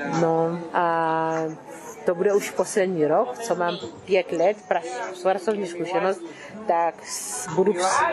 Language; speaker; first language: Czech; early bilingual, other home language; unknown